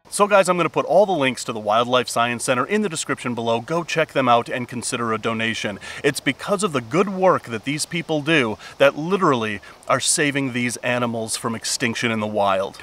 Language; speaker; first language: English; native; English